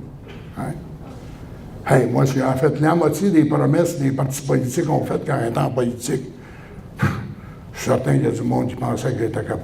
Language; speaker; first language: French; native; French